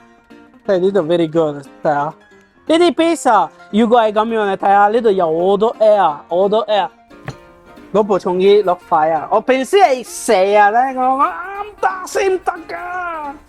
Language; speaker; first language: Cantonese; non-native, learner; Italian